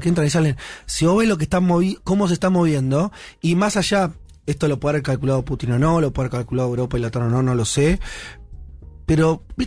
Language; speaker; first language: Spanish; native; Spanish